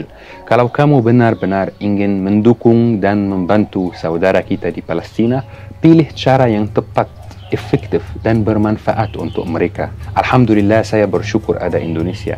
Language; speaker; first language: Indonesian; non-native, fluent; Arabic